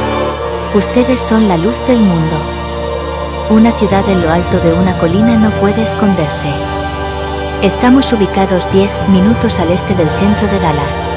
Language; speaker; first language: Spanish; native; Spanish